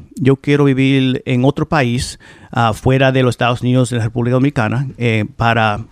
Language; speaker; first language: Spanish; early bilingual, heritage; Spanish